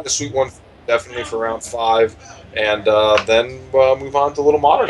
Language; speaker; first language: English; native; English